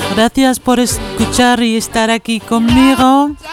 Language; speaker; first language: Spanish; non-native, learner; Dutch